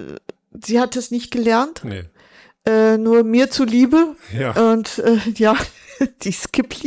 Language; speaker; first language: German; non-native, fluent; Portuguese